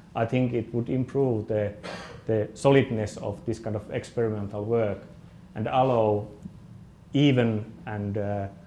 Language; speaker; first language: English; non-native, fluent; Finnish